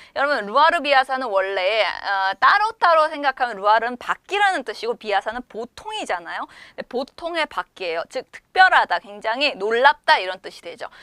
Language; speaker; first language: Korean; native; Korean